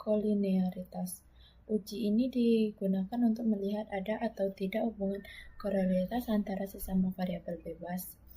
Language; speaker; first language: Indonesian; native; Indonesian